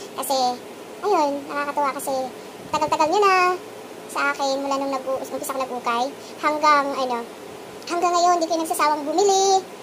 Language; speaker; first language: Filipino; non-native, local second language; Cebuano